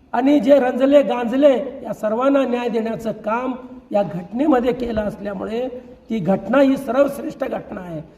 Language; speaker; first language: Marathi; native; Marathi